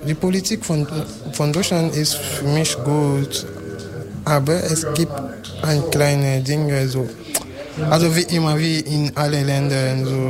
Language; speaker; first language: German; non-native, learner; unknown